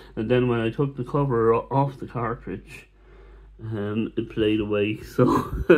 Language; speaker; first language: English; native; English